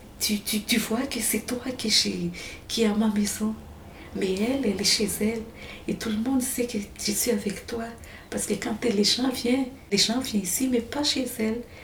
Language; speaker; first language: French; non-native, local second language; Malagasy